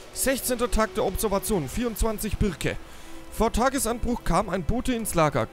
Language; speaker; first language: German; native; German